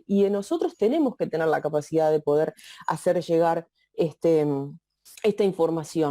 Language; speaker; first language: Spanish; native; Spanish